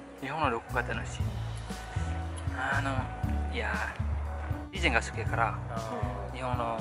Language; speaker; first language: Japanese; non-native, fluent; Indonesian